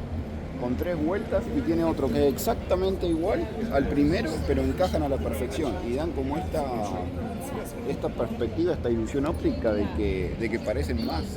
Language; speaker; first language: Spanish; native; Spanish